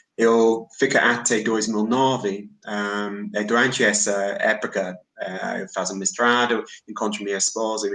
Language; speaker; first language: Portuguese; non-native, fluent; English